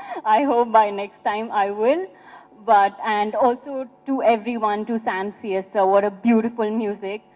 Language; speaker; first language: Tamil; non-native, learner; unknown